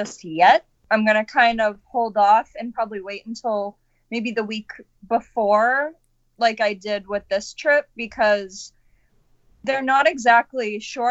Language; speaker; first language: English; native; English